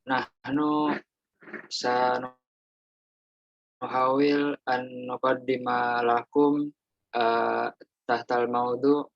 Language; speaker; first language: Arabic; non-native, learner; Indonesian